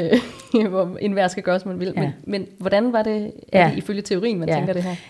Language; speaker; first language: Danish; native; Danish